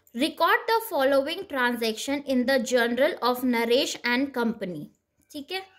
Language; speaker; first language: Hindi; native; Hindi